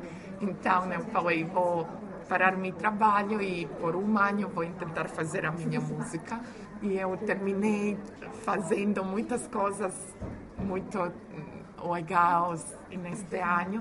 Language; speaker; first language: Portuguese; non-native, fluent; Croatian